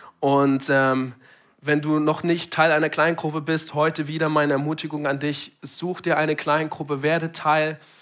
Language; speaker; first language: German; non-native, fluent; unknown